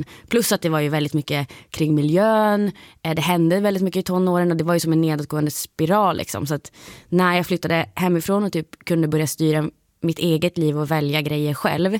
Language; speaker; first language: Swedish; native; Swedish